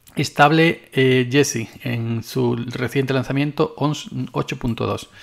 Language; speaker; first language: Spanish; native; Spanish